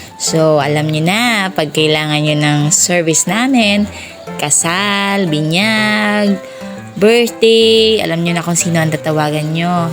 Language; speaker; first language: Filipino; non-native, local second language; Bikol